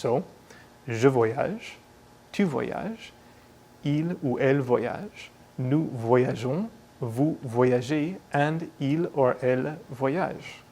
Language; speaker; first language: French; non-native, fluent; English